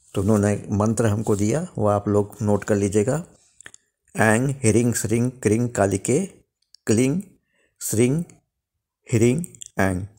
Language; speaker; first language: Hindi; non-native, local second language; Bangla